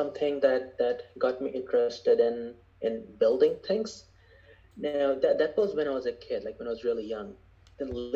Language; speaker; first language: English; non-native, local second language; Bangla